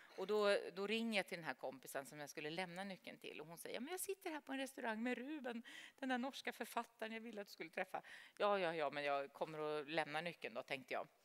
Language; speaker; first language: Swedish; native; Swedish